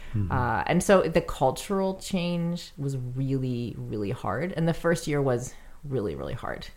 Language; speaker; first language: English; native; English